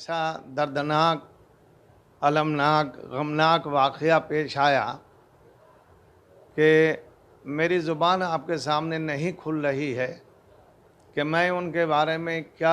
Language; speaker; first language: Urdu; native; Urdu